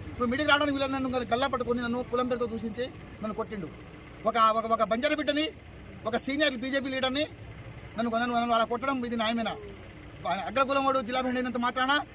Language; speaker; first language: Telugu; non-native, local second language; Lambadi